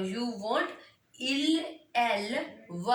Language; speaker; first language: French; non-native, learner; Hindi